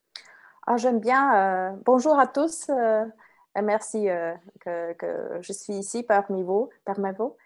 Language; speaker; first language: French; non-native, fluent; Polish